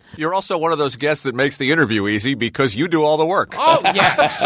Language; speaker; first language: English; native; English